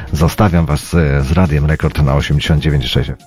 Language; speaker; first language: Polish; native; Polish